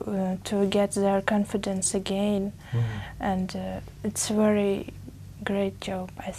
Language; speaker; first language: English; non-native, learner; Uzbek